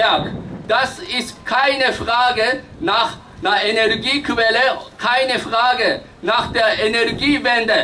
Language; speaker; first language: German; non-native, fluent; Japanese